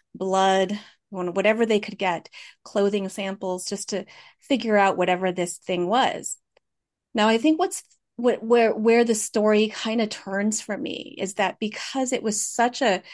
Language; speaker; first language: English; early bilingual, other home language; Hmong